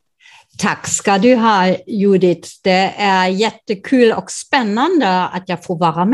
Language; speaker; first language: Swedish; non-native, fluent; German